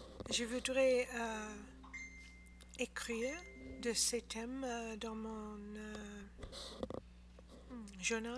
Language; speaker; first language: French; non-native, learner; English